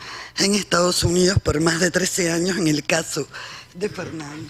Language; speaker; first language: Spanish; native; Spanish